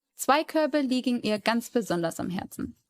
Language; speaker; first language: German; native; German